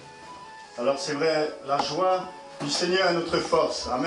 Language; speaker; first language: French; native; French